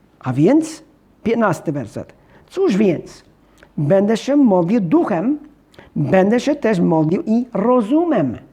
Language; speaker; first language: Polish; non-native, fluent; English